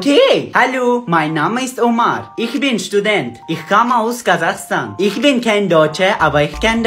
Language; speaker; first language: German; non-native, learner; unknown